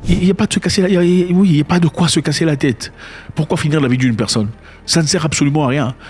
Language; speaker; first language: French; non-native, local second language; Lingala